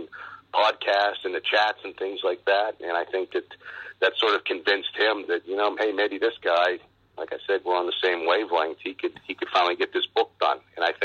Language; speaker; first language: English; native; English